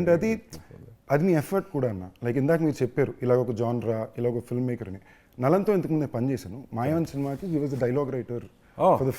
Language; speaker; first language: Telugu; native; Telugu